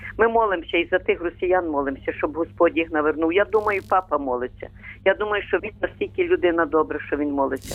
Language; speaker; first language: Ukrainian; native; Ukrainian